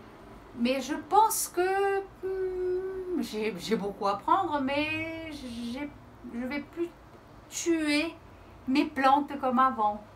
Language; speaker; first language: French; early bilingual, heritage; Portuguese